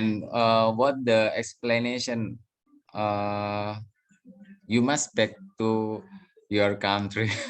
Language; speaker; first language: English; non-native, learner; Indonesian